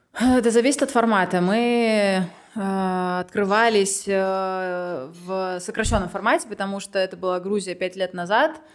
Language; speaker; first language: Russian; native; Russian